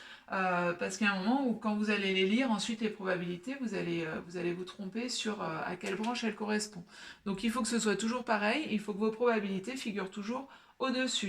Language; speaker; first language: French; native; French